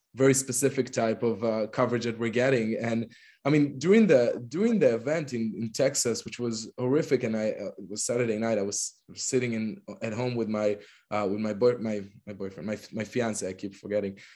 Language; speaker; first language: English; non-native, fluent; Hebrew